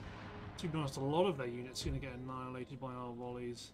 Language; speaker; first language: English; native; English